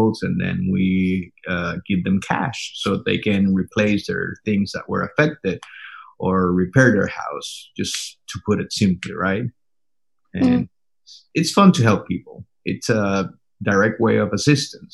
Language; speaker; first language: English; non-native, fluent; Spanish